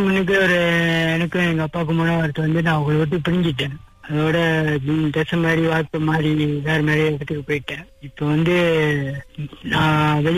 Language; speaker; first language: Tamil; early bilingual, heritage; Tamil